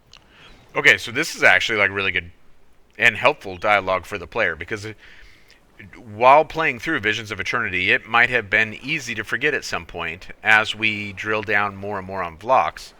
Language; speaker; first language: English; native; English